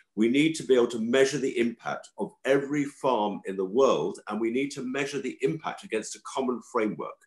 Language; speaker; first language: English; native; English